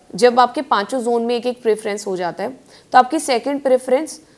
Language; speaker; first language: Hindi; native; Hindi